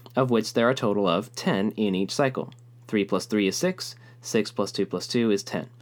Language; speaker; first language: English; native; English